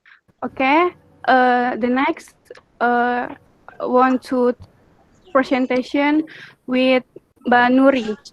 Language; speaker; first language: English; non-native, learner; Indonesian